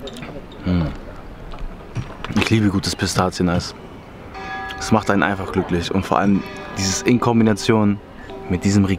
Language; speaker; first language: German; native; German